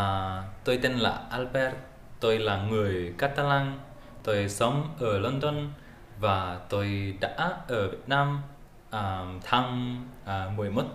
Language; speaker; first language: Vietnamese; non-native, learner; Catalan